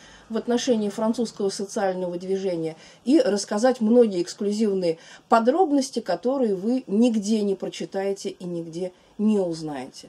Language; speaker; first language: Russian; native; Russian